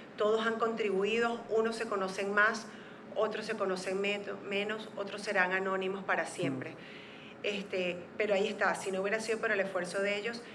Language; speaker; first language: Spanish; native; Spanish